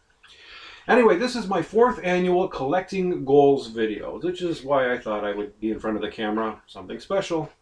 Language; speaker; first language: English; native; English